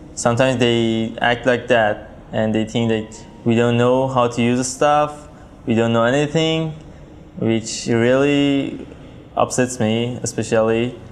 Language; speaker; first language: English; non-native, fluent; Persian